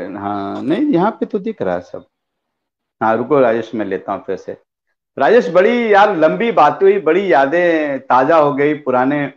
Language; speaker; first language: Hindi; non-native, local second language; Bhojpuri